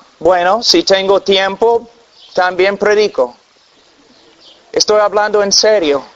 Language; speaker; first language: Spanish; non-native, fluent; English